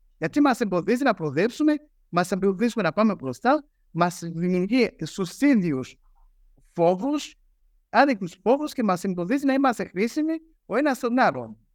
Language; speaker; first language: Greek; non-native, fluent; Rundi